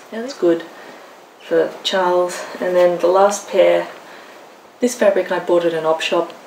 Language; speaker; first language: English; native; English